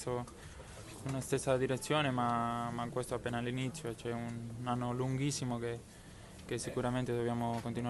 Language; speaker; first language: Italian; non-native, fluent; Spanish